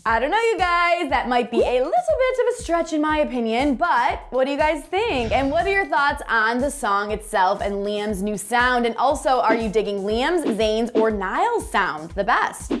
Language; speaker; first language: English; native; English